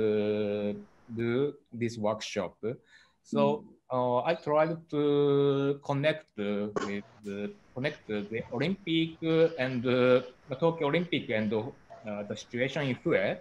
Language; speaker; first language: English; non-native, learner; Japanese